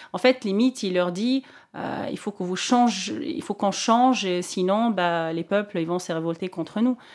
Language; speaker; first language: French; non-native, local second language; Arabic